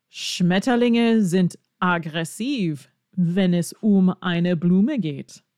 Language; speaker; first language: German; non-native, fluent; English